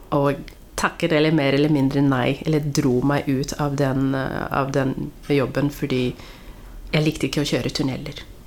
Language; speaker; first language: Norwegian; early bilingual, other home language; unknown